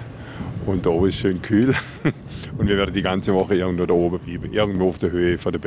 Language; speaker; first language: German; native; German